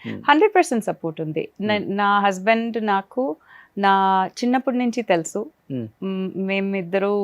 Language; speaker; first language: Telugu; non-native, learner; Malayalam